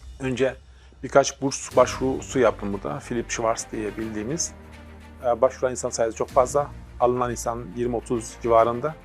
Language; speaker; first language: Turkish; native; Turkish